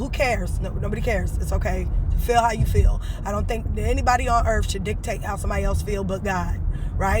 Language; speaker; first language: English; native; English